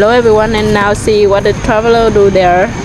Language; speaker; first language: English; non-native, learner; Vietnamese